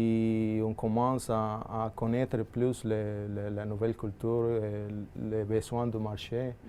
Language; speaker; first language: French; non-native, fluent; Spanish